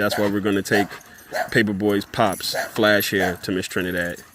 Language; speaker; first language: English; native; English